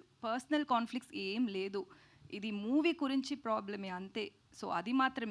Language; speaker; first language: Telugu; non-native, learner; Tamil